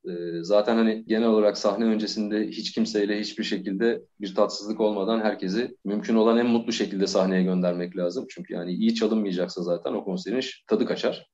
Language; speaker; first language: Turkish; native; Turkish